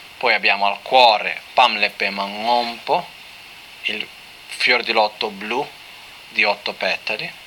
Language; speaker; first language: Italian; non-native, fluent; Portuguese